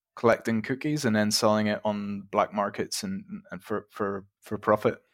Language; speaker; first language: English; native; English